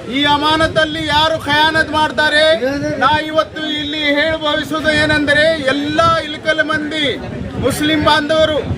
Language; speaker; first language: Kannada; non-native, local second language; Urdu